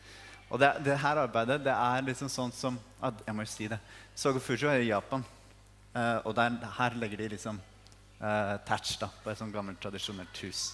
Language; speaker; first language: Norwegian; native; Norwegian